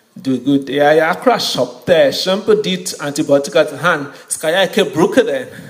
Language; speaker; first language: Norwegian; non-native, fluent; Yoruba